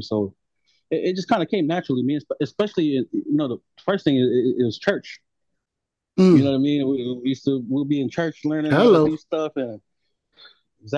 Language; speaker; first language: English; native; English